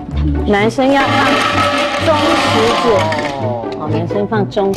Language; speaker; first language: Chinese; native; Chinese